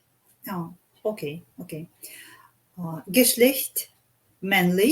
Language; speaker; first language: German; non-native, learner; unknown